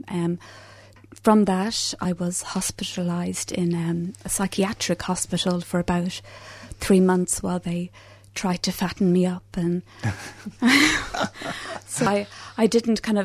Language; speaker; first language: English; native; English